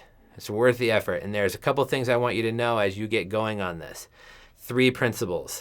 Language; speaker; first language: English; native; English